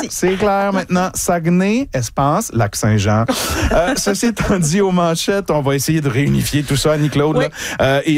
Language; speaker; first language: French; native; French